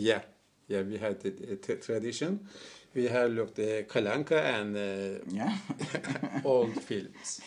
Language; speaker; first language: English; non-native, learner; Turkish